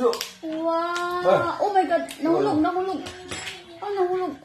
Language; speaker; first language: Korean; non-native, fluent; Filipino